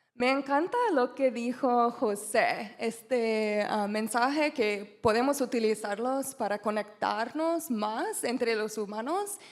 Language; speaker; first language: Spanish; non-native, learner; English